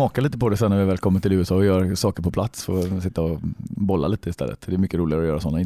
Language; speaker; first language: Swedish; native; Swedish